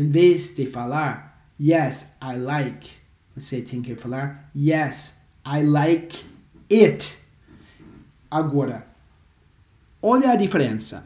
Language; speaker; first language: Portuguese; non-native, fluent; English